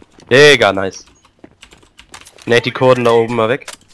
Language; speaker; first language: German; native; German